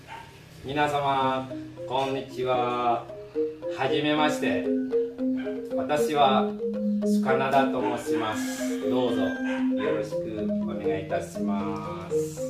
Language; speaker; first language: Japanese; non-native, fluent; Indonesian